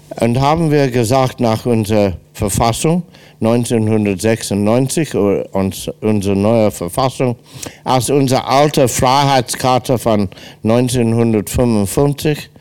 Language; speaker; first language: German; non-native, fluent; English